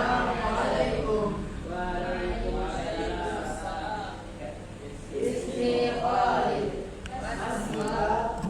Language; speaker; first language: Arabic; non-native, learner; Indonesian